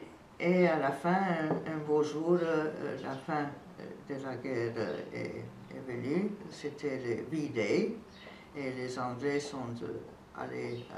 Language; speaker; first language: French; non-native, fluent; Serbian